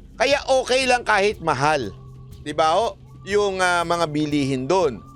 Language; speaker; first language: Filipino; native; Filipino